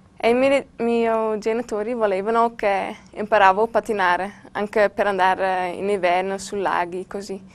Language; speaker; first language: Italian; non-native, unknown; Dutch